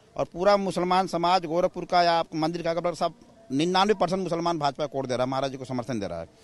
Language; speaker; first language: Hindi; native; Hindi